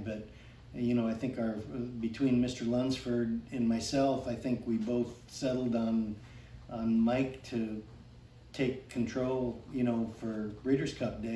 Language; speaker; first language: English; native; English